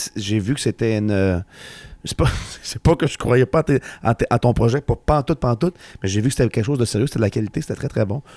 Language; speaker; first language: French; native; French